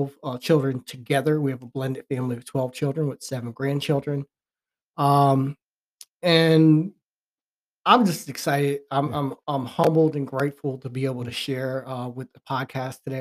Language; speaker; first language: English; native; English